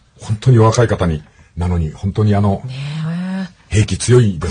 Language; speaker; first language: Japanese; native; Japanese